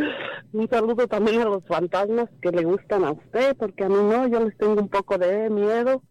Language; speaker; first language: Spanish; native; Spanish